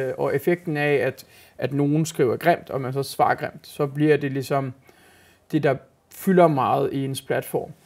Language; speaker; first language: Danish; early bilingual, other home language; Turkish